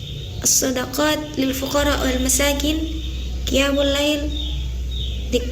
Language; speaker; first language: Arabic; non-native, learner; Indonesian